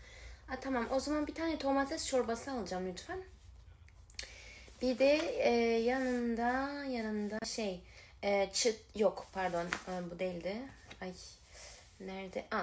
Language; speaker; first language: Turkish; early bilingual, heritage; Turkish